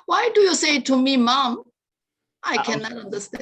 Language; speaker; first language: English; non-native, learner; Korean